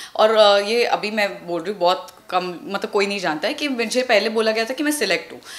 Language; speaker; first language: Hindi; non-native, local second language; Tulu